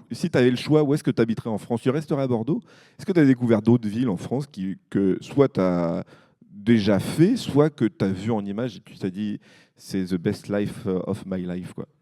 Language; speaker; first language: French; native; French